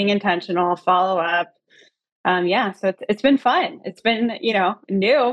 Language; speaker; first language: English; native; English